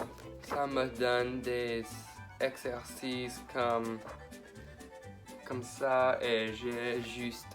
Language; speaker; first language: French; non-native, learner; English